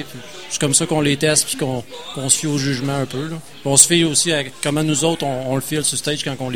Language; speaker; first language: French; native; French